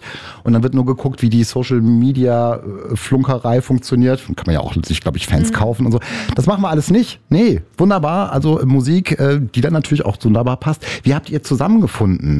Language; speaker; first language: German; native; German